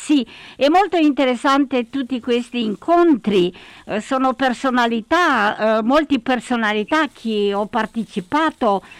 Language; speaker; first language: Italian; non-native, learner; Romanian